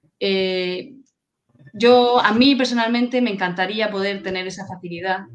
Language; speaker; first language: Spanish; native; Spanish